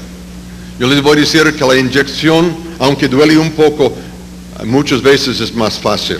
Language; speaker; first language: Spanish; non-native, fluent; English